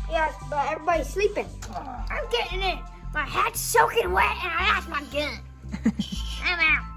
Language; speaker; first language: English; native; English